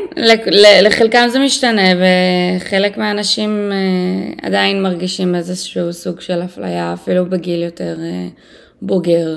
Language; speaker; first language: Hebrew; early bilingual, other home language; Russian